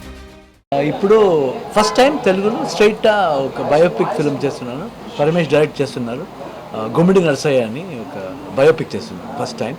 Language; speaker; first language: Telugu; non-native, learner; Kannada